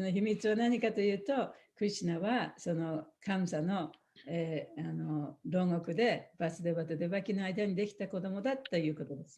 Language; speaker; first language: Japanese; native; Japanese